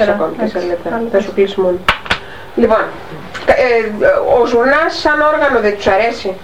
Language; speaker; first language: Greek; native; Greek